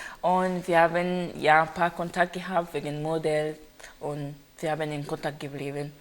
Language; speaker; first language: German; non-native, learner; Haitian Creole